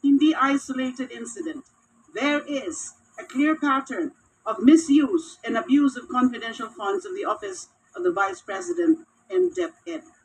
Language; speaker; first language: English; non-native, local second language; Filipino